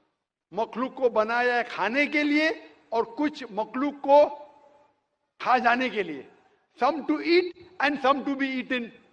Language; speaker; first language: Hindi; native; Hindi